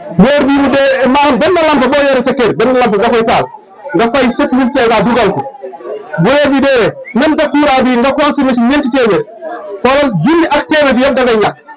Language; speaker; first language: Wolof; non-native, local second language; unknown